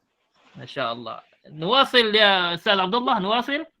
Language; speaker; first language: Arabic; non-native, fluent; Malay